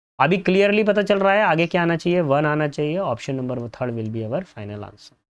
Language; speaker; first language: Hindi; native; Hindi